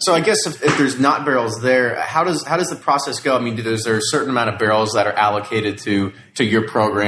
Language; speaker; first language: English; native; English